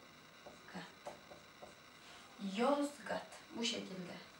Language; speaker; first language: Turkish; non-native, fluent; Russian